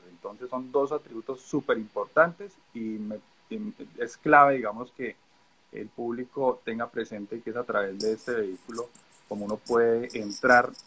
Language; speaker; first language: Spanish; native; Spanish